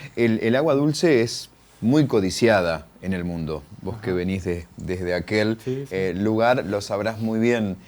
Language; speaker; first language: Spanish; native; Spanish